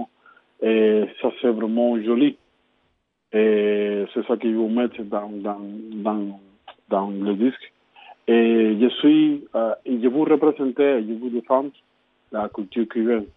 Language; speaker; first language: French; non-native, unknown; Spanish